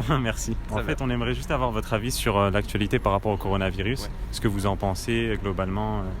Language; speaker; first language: French; native; French